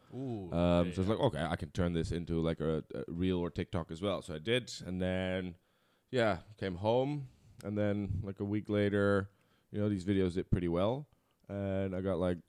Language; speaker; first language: English; non-native, fluent; Dutch